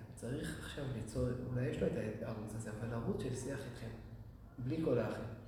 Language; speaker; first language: Hebrew; native; Hebrew